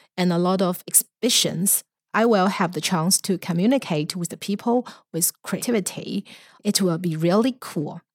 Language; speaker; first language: English; non-native, fluent; Chinese